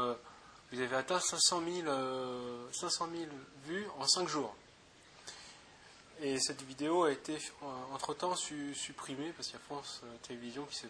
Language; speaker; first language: French; native; French